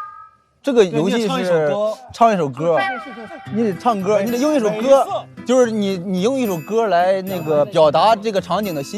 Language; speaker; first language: Chinese; native; Chinese